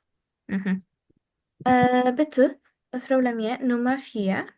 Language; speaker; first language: German; non-native, fluent; Arabic